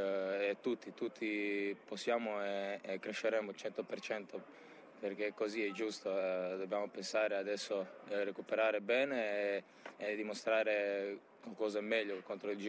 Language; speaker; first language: Italian; non-native, fluent; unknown